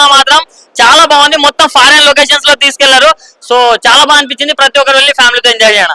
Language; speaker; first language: Telugu; native; Telugu